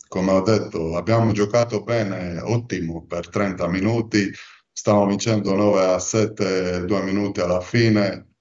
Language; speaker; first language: Italian; non-native, fluent; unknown